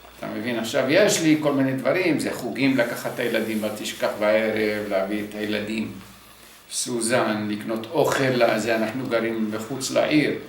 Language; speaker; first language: Hebrew; early bilingual, other home language; Arabic